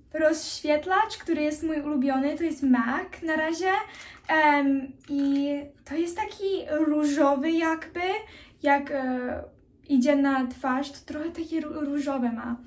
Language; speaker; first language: Polish; early bilingual, heritage; Polish